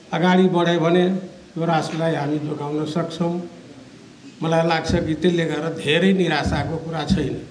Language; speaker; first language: Nepali; non-native, local second language; Maithili